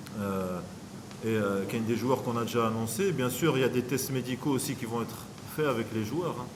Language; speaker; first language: French; non-native, local second language; Arabic